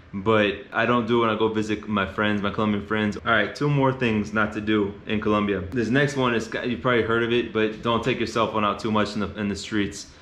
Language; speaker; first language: English; native; English